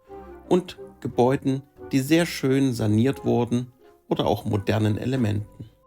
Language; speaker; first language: German; native; German